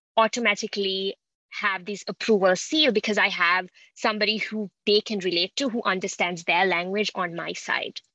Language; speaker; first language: English; non-native, local second language; Sinhala